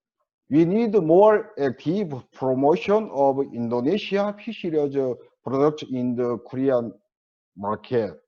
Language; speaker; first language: English; non-native, learner; Korean